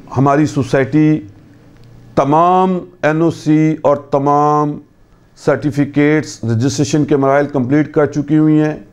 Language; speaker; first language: Urdu; non-native, local second language; Punjabi